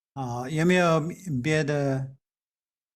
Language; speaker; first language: Chinese; non-native, fluent; English